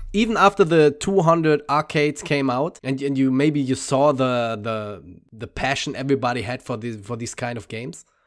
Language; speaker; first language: English; non-native, fluent; German